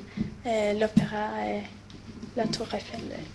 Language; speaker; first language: French; non-native, learner; Swedish